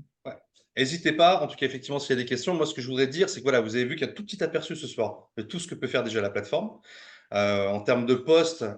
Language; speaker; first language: French; native; French